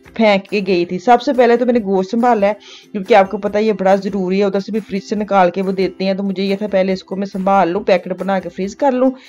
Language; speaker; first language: Urdu; native; Urdu